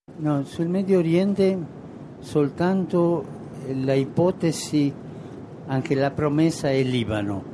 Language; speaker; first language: Italian; non-native, fluent; Spanish